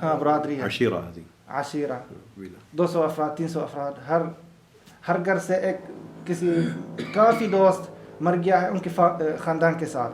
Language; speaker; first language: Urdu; non-native, learner; Arabic